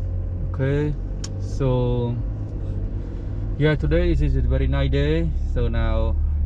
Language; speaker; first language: English; non-native, learner; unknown